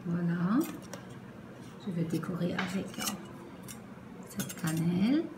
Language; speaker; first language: French; non-native, fluent; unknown